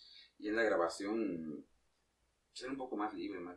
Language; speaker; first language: Spanish; native; Spanish